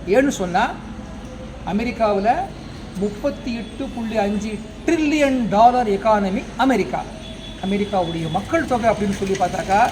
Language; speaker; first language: Tamil; non-native, local second language; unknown